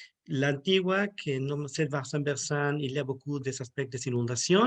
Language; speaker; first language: French; non-native, learner; Spanish